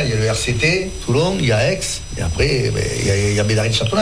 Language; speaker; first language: French; native; French